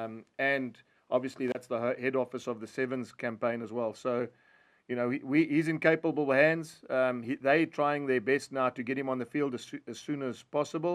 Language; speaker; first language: English; native; English